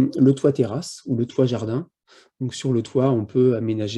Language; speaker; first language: French; native; French